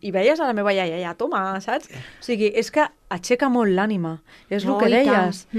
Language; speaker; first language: Catalan; non-native, local second language; Spanish